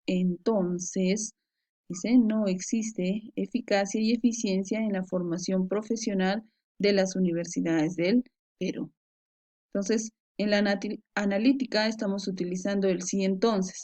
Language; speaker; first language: Spanish; native; Spanish